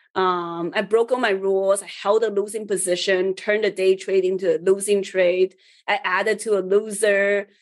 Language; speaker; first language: English; early bilingual, other home language; Chinese